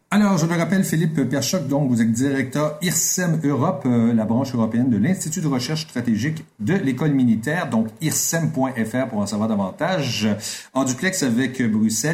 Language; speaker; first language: French; native; French